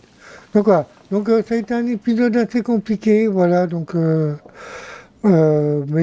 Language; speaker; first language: French; native; French